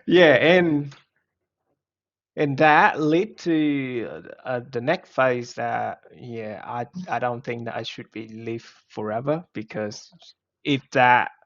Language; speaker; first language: English; non-native, fluent; Vietnamese